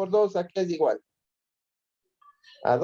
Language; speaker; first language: Spanish; native; Spanish